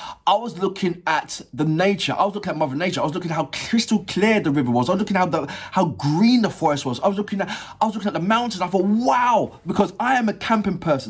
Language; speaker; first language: English; native; English